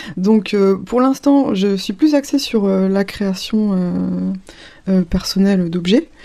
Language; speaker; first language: French; native; French